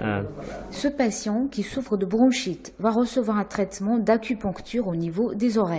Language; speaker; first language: French; non-native, fluent; Chinese